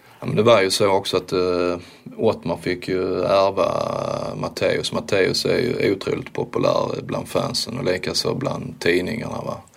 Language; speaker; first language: Swedish; native; Swedish